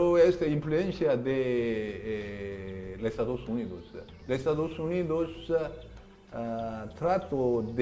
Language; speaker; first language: Spanish; non-native, learner; Korean